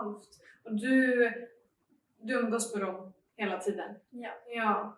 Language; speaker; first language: Swedish; native; Swedish